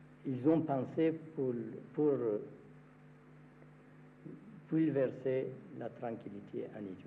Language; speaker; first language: French; non-native, learner; Amharic